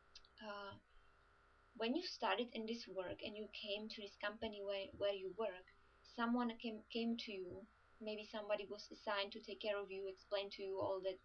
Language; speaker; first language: English; non-native, fluent; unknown